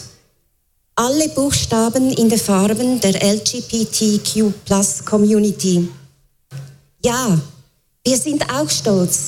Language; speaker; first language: German; native; German